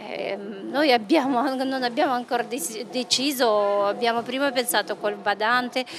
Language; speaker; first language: Italian; non-native, learner; Russian